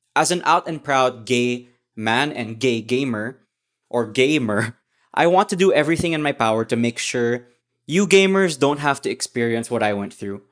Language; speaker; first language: English; non-native, local second language; Filipino